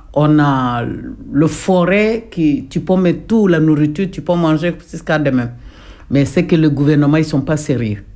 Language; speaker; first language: French; non-native, local second language; Jola-Fonyi